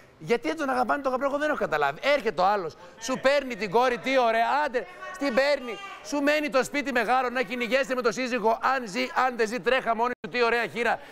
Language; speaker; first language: Greek; native; Greek